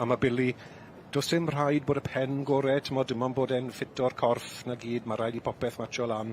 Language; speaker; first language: Welsh; native; Welsh